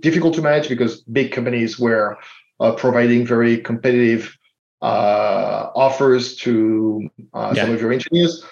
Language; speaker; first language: English; non-native, fluent; French